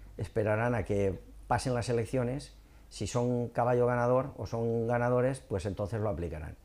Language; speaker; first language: Spanish; native; Spanish